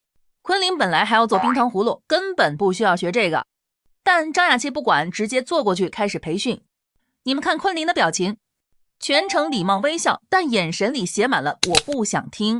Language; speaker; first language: Chinese; native; Chinese